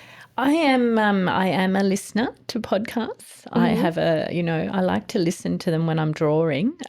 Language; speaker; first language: English; native; English